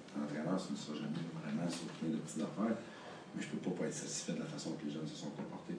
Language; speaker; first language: French; native; French